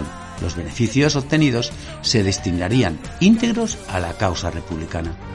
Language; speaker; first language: Spanish; native; Spanish